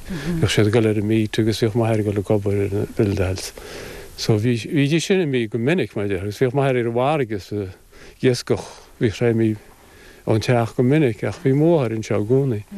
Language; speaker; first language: Irish; native; Irish